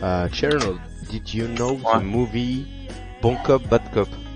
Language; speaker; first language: English; non-native, learner; French